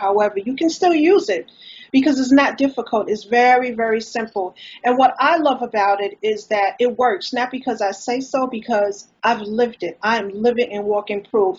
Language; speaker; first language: English; native; English